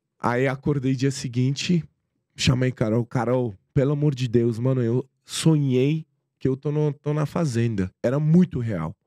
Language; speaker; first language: Portuguese; non-native, fluent; Persian